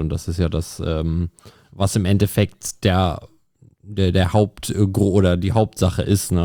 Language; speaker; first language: German; native; German